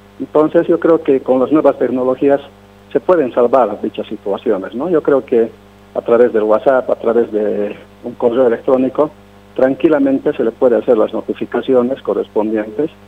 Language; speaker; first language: Spanish; non-native, local second language; Quechua